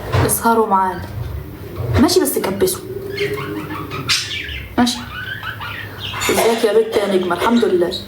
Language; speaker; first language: Arabic; native; Arabic